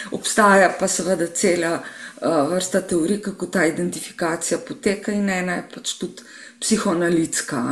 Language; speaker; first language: Slovenian; native; Slovenian